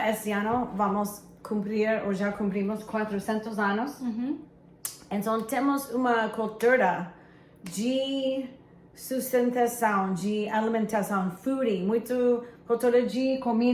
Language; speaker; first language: Portuguese; non-native, fluent; English